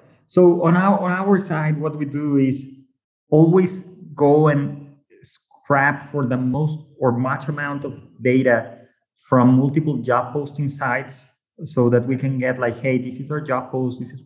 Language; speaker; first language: English; non-native, fluent; Spanish